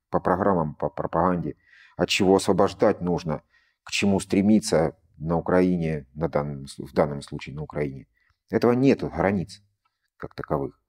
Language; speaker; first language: Russian; native; Russian